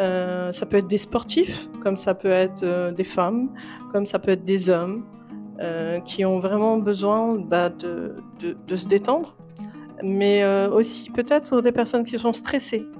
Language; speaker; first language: French; native; French